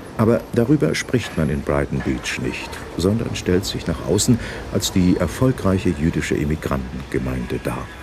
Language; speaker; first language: German; native; German